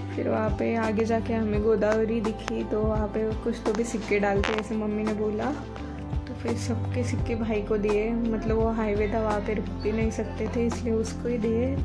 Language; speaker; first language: Hindi; non-native, local second language; Marathi